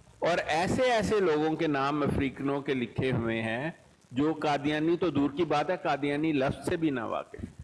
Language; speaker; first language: Urdu; non-native, local second language; Punjabi